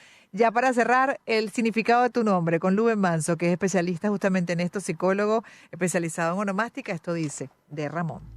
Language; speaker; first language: Spanish; native; Spanish